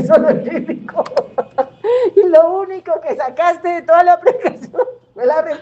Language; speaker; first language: Spanish; native; Spanish